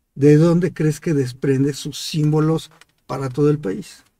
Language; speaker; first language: Spanish; native; Spanish